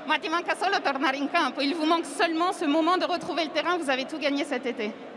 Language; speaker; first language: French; native; French